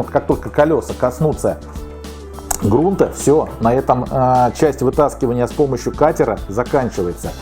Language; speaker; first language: Russian; native; Russian